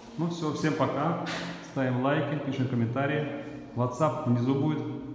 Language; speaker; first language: Russian; native; Russian